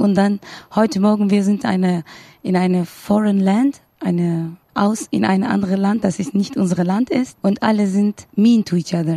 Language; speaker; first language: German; non-native, learner; Kurdish